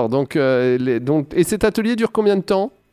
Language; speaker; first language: French; native; French